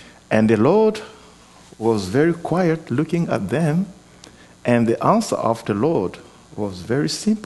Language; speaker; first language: English; non-native, fluent; Lingala